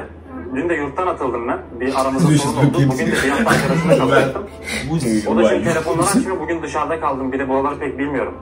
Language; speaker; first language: Turkish; native; Turkish